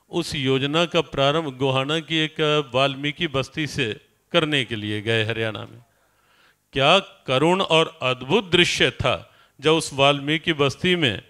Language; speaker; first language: Hindi; native; Hindi